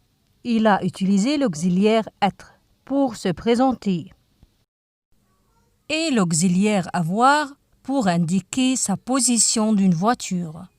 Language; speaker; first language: French; non-native, fluent; Arabic